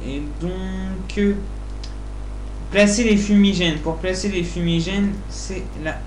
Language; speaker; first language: French; native; French